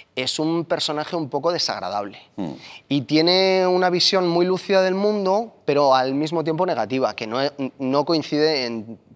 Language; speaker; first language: Spanish; native; Spanish